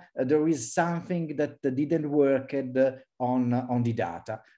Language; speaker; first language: English; non-native, fluent; Italian